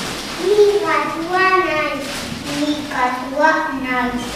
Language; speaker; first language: Basque; non-native, local second language; Spanish